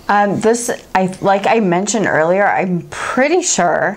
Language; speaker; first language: English; native; English